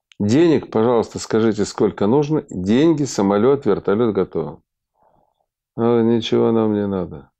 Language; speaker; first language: Russian; native; Russian